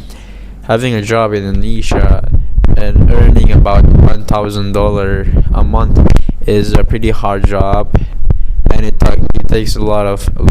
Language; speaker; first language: English; non-native, fluent; Indonesian